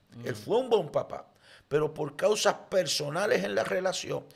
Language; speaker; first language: Spanish; native; Spanish